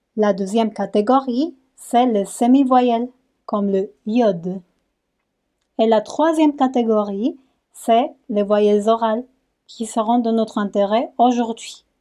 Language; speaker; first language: French; non-native, fluent; Spanish